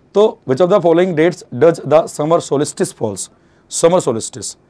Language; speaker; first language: Hindi; native; Hindi